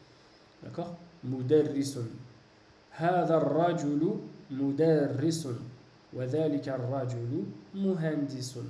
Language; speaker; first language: Arabic; non-native, fluent; French